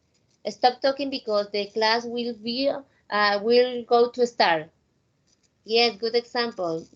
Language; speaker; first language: English; non-native, fluent; Spanish